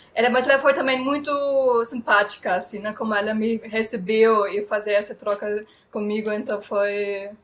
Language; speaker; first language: Portuguese; non-native, fluent; German